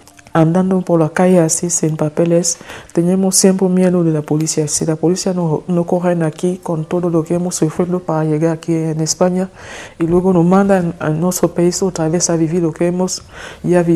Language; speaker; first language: Spanish; non-native, fluent; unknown